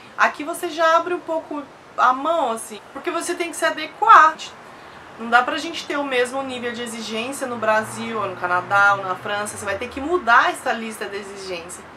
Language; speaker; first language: Portuguese; native; Portuguese